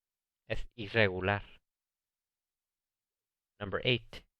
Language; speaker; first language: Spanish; early bilingual, heritage; Spanish